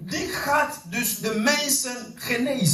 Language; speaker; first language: Dutch; non-native, fluent; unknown